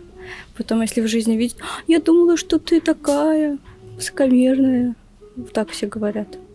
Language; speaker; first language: Russian; non-native, local second language; Turkmen